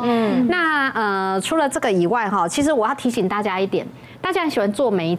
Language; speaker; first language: Chinese; native; Chinese